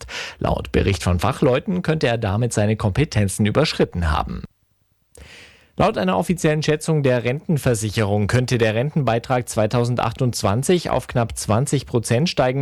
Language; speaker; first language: German; native; German